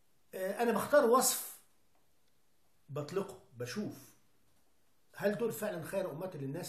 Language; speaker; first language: Arabic; native; Arabic